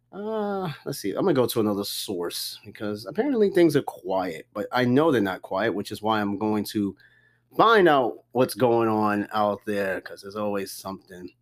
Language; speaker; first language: English; native; English